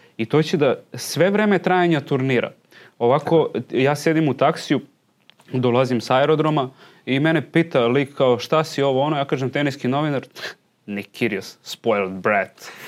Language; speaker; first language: Serbian; native; Serbian